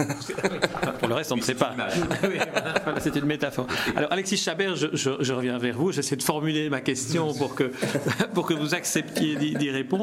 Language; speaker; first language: French; native; French